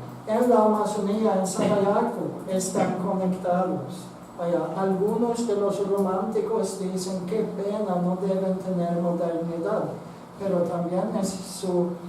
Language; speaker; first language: Spanish; non-native, fluent; Swedish